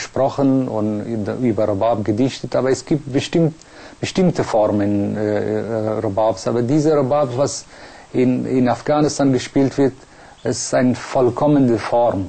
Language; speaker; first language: German; non-native, fluent; Persian